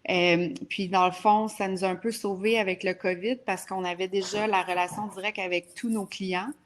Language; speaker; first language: French; native; French